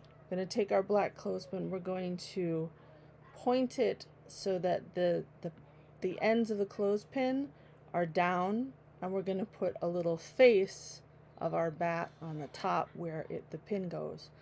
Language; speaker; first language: English; native; English